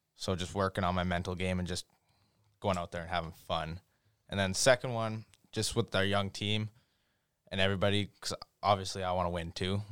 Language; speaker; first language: English; native; English